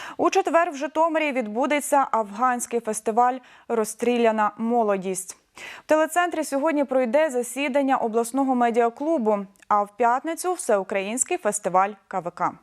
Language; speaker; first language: Ukrainian; native; Ukrainian